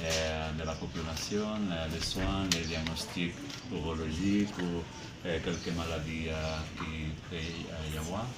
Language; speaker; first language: French; non-native, learner; Spanish